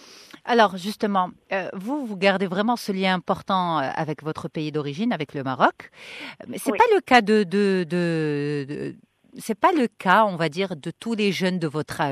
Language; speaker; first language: French; non-native, local second language; Arabic